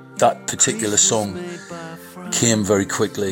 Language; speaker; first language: English; native; English